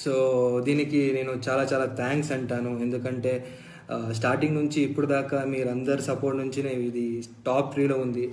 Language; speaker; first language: Telugu; non-native, fluent; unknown